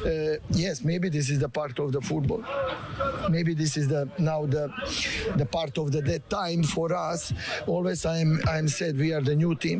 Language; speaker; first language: English; non-native, learner; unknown